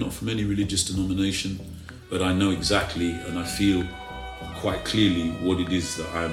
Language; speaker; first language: English; native; English